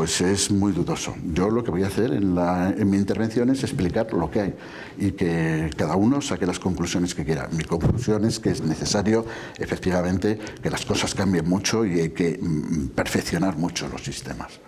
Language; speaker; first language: Spanish; native; Spanish